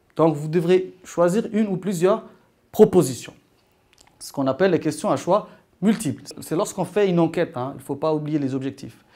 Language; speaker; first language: French; non-native, local second language; Arabic